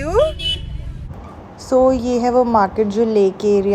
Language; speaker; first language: Hindi; native; Hindi